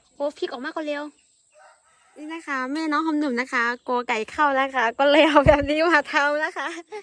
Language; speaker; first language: Thai; non-native, local second language; Shan